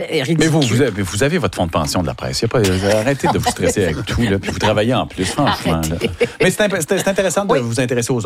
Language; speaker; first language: French; native; French